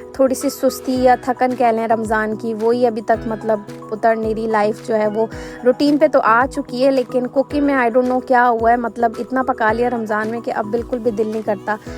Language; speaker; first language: Urdu; native; Urdu